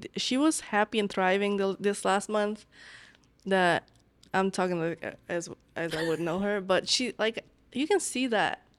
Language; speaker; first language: English; non-native, fluent; Italian